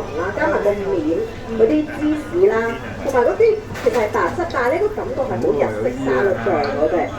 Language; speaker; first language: Cantonese; native; Cantonese